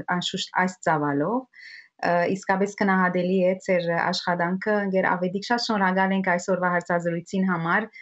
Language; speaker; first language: Armenian; early bilingual, heritage; Armenian